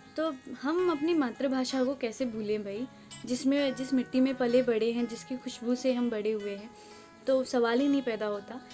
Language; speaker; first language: Hindi; non-native, local second language; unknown